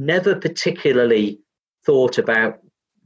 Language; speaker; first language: English; native; English